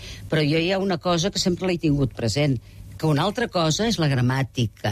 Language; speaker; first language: Catalan; native; Catalan